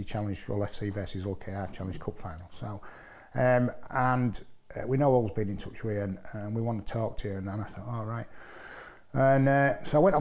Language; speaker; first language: English; native; English